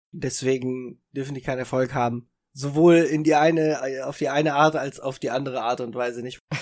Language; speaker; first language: German; early bilingual, other home language; Italian